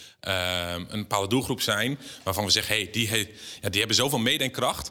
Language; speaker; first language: Dutch; native; Dutch